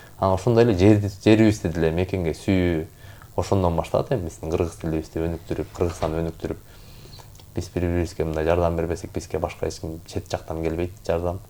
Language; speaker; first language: Kyrgyz; native; Kyrgyz